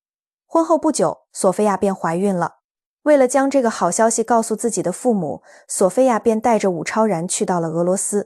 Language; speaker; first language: Chinese; native; Chinese